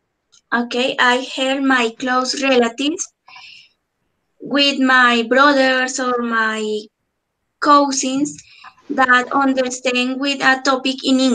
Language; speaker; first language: English; non-native, learner; Spanish